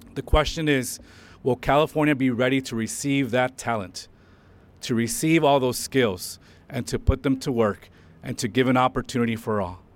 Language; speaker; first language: English; early bilingual, other home language; Spanish